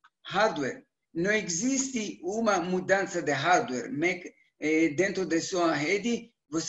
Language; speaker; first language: Portuguese; non-native, learner; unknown